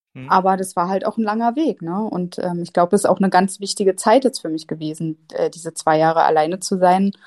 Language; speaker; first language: German; native; German